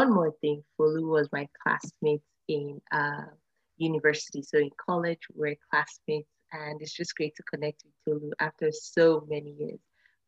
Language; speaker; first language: English; non-native, local second language; Yoruba